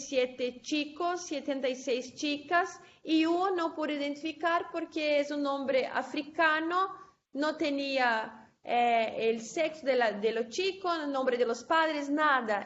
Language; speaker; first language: Spanish; non-native, fluent; Portuguese